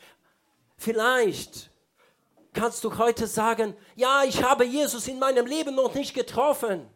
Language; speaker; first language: German; non-native, fluent; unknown